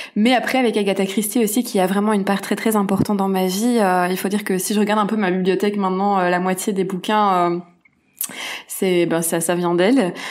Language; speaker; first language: French; native; French